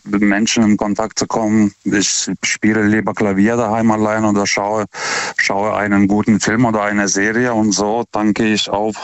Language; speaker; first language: German; non-native, fluent; Lithuanian